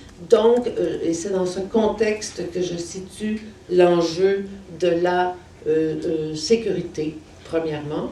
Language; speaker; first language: French; native; French